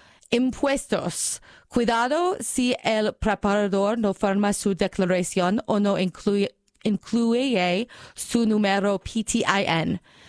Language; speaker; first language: Spanish; non-native, learner; English